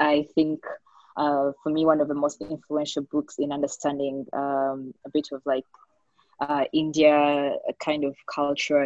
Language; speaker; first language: English; non-native, local second language; Ganda